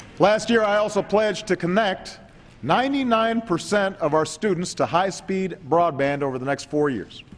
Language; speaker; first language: English; native; English